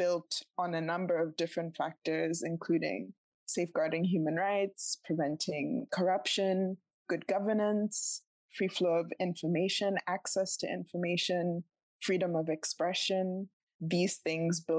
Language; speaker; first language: English; non-native, local second language; Tswana